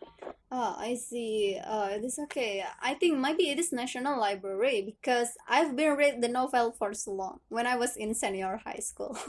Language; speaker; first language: English; non-native, learner; Indonesian